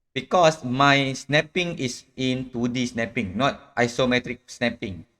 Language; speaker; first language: English; non-native, local second language; Malay